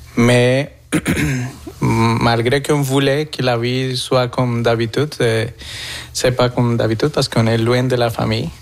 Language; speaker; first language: French; non-native, fluent; Spanish